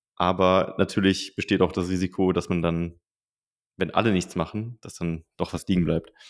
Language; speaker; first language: German; native; German